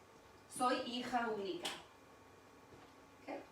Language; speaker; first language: Spanish; non-native, fluent; English